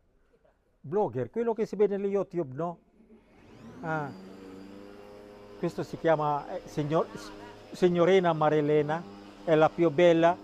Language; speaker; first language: Italian; non-native, learner; Filipino